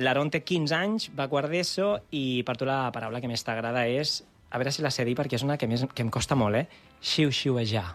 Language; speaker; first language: Catalan; native; Catalan